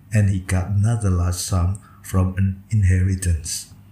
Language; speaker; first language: English; non-native, fluent; Indonesian